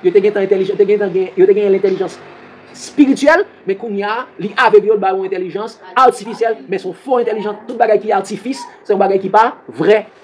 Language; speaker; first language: French; non-native, local second language; Haitian Creole